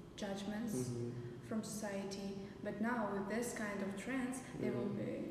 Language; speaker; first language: English; non-native, fluent; Kazakh